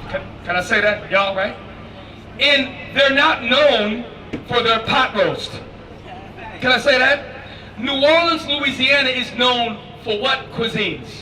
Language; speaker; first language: English; native; English